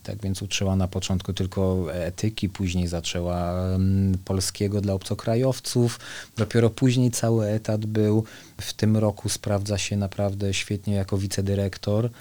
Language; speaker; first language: Polish; native; Polish